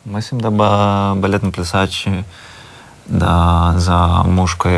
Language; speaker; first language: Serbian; non-native, learner; Russian